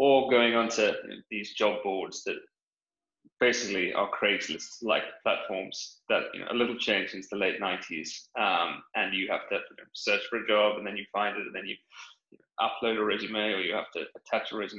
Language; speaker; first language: English; native; English